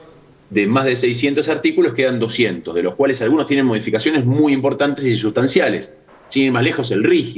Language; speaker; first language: Spanish; native; Spanish